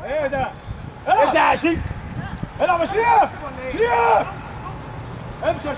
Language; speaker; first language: Arabic; native; Arabic